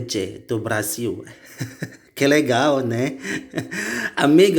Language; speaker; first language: Portuguese; non-native, learner; Indonesian